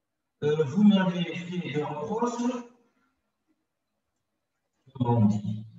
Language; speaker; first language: French; non-native, local second language; Arabic